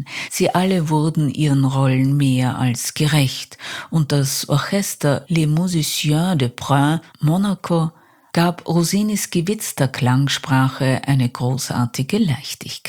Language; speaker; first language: German; native; German